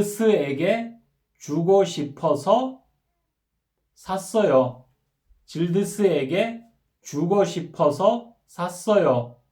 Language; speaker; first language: Korean; non-native, fluent; Kyrgyz